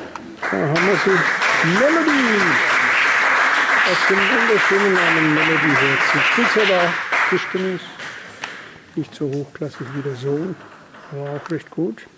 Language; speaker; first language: German; native; German